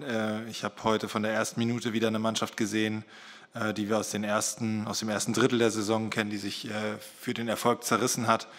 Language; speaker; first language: German; native; German